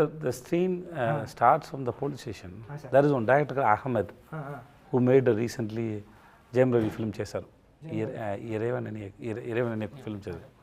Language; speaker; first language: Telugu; non-native, learner; Tamil